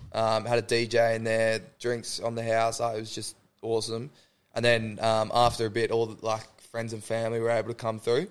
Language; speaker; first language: English; native; English